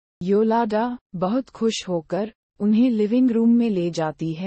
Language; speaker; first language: Hindi; native; Hindi